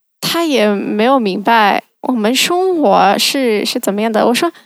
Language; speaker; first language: Chinese; non-native, fluent; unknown